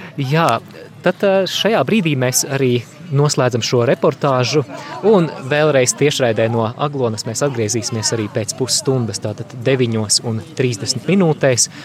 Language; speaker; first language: Latvian; native; Latvian